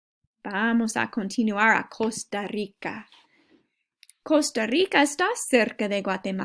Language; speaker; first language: Spanish; non-native, fluent; English